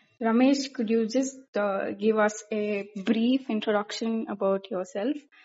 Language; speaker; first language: English; non-native, local second language; Tamil